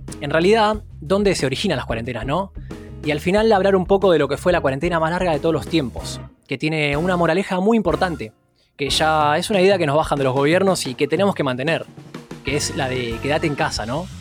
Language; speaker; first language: Spanish; native; Spanish